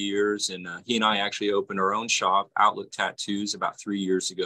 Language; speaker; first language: English; native; English